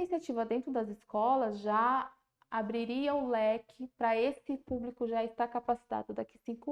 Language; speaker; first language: Portuguese; native; Portuguese